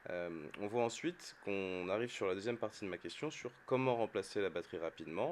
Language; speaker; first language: French; native; French